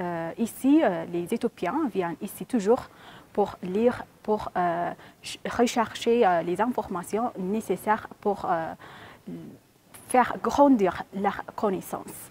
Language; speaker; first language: French; non-native, learner; Amharic